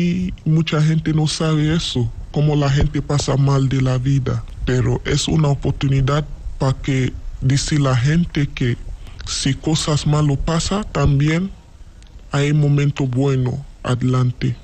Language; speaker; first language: Spanish; non-native, learner; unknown